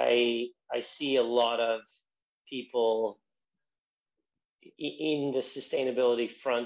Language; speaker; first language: English; native; English